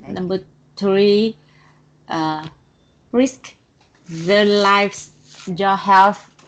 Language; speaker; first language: English; non-native, learner; Vietnamese